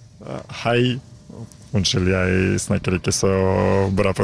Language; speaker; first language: Norwegian; non-native, learner; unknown